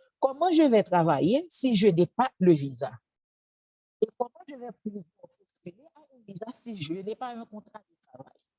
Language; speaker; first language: French; non-native, local second language; Haitian Creole